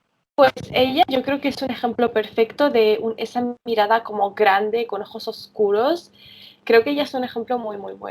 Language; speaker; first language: Spanish; early bilingual, other home language; Romanian